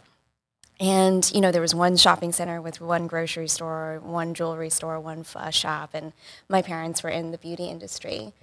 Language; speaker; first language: English; native; English